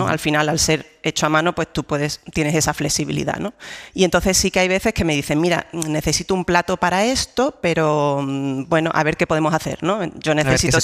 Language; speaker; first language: Spanish; native; Spanish